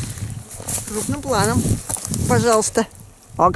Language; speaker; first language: Russian; native; Russian